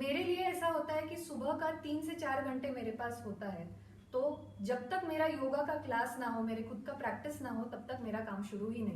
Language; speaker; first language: Hindi; non-native, local second language; Marathi